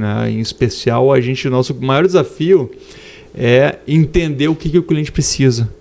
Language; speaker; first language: Portuguese; native; Portuguese